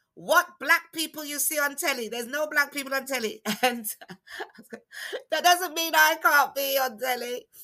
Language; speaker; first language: English; native; English